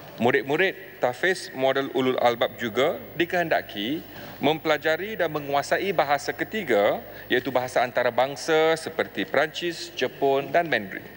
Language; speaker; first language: Malay; native; Malay